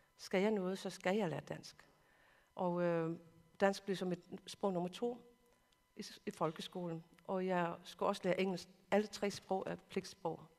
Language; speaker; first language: Danish; non-native, local second language; Kalaallisut